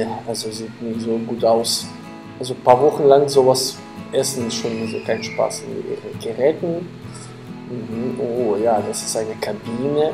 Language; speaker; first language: German; non-native, fluent; Ukrainian